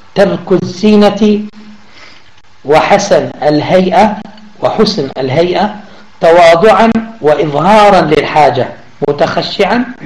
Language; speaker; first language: Arabic; native; Arabic